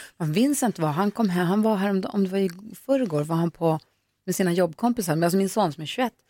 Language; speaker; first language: Swedish; native; Swedish